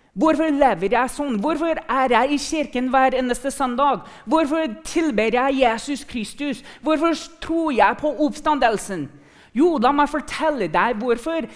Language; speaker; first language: Norwegian; non-native, fluent; English